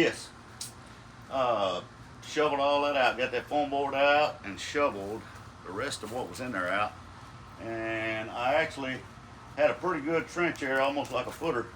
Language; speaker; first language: English; native; English